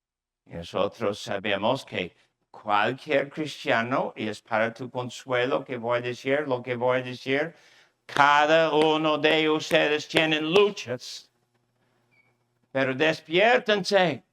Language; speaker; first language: Spanish; non-native, fluent; English